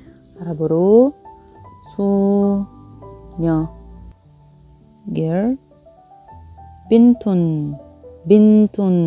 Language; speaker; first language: Korean; non-native, fluent; Arabic